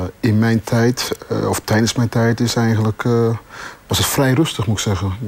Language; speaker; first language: Dutch; early bilingual, other home language; Sranan Tongo